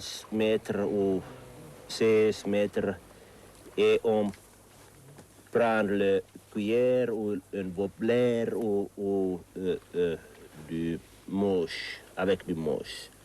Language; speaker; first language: French; non-native, learner; Finnish